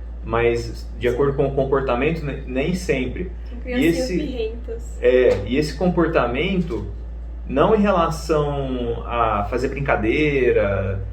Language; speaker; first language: Portuguese; native; Portuguese